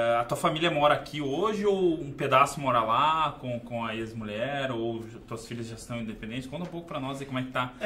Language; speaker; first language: Portuguese; native; Portuguese